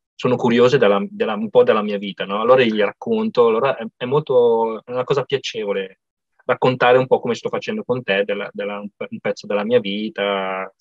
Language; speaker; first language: Italian; early bilingual, other home language; Vietnamese